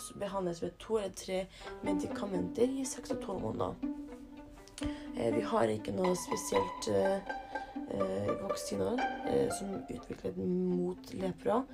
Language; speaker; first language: Norwegian; early bilingual, other home language; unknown